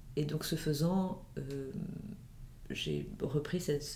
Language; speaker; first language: French; native; French